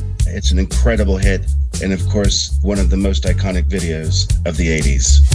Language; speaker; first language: English; native; English